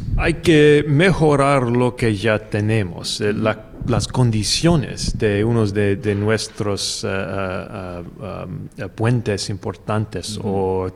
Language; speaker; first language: Spanish; non-native, learner; English